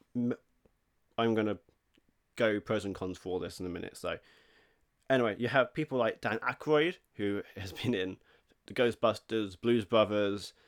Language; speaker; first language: English; native; English